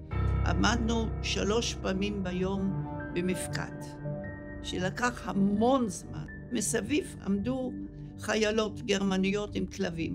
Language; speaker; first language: Hebrew; early bilingual, other home language; Dutch